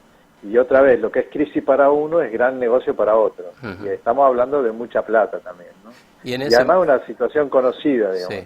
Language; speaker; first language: Spanish; native; Spanish